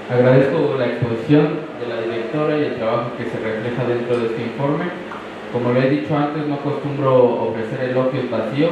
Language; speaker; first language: Spanish; native; Spanish